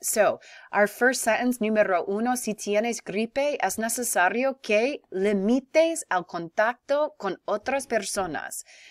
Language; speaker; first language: Spanish; non-native, fluent; English